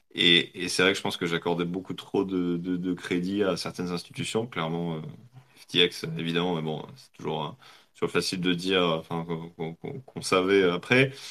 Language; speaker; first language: French; native; French